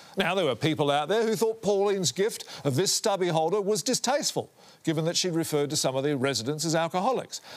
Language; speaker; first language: English; native; English